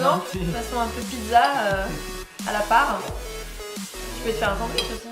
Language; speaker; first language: French; native; French